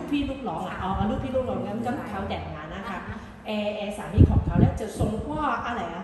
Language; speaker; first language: Thai; non-native, learner; Cantonese